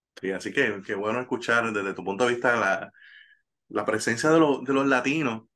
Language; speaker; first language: Spanish; native; Spanish